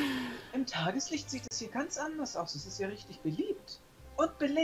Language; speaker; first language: German; native; German